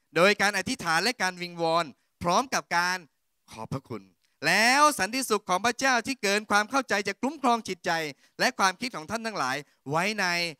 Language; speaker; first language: Thai; native; Thai